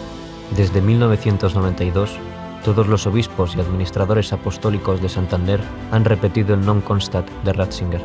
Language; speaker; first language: Spanish; native; Spanish